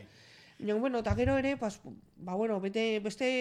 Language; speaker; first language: Basque; non-native, local second language; Spanish